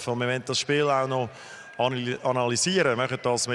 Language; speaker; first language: German; native; German